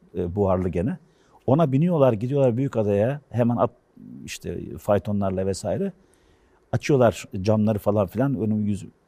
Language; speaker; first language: Turkish; native; Turkish